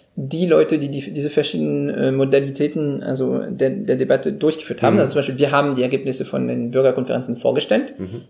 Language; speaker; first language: German; non-native, fluent; French